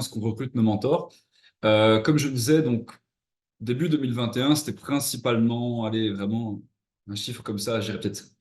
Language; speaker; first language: French; native; French